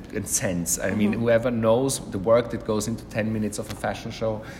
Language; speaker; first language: English; non-native, fluent; German